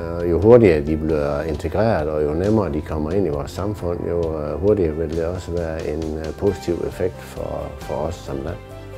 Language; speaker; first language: Danish; native; Danish